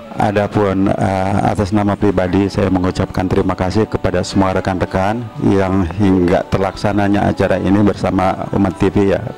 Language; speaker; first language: Indonesian; native; Indonesian